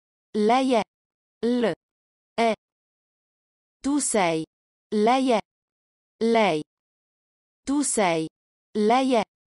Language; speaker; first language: Italian; non-native, learner; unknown